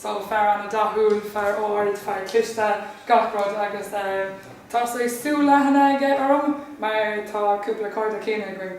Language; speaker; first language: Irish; non-native, learner; English